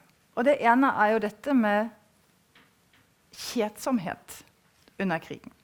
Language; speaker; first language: Norwegian; non-native, fluent; German